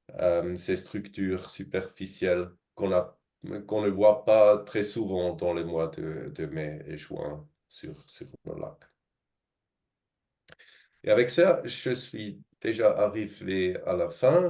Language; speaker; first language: French; non-native, fluent; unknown